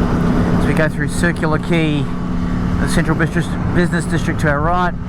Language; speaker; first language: English; native; English